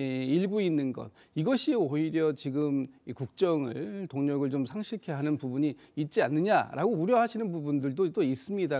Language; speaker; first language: Korean; native; Korean